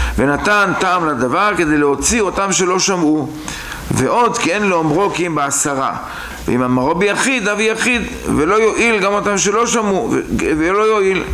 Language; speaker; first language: Hebrew; native; Hebrew